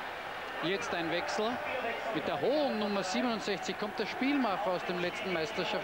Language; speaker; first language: German; native; German